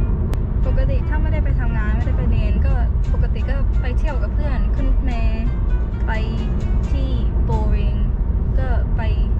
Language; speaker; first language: Thai; early bilingual, heritage; Thai